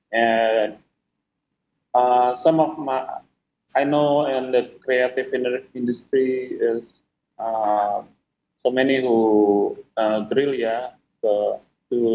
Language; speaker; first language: English; non-native, fluent; Indonesian